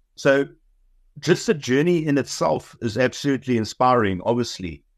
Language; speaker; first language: English; native; English